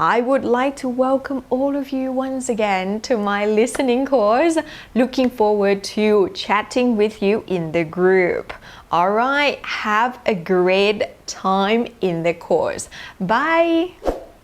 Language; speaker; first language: English; non-native, fluent; Thai